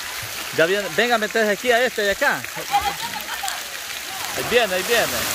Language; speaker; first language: Spanish; native; Spanish